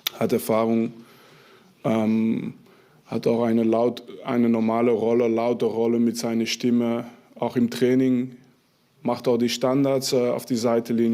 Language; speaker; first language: German; non-native, fluent; French